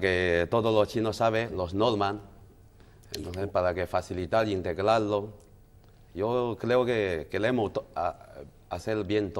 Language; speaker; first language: Spanish; non-native, learner; Chinese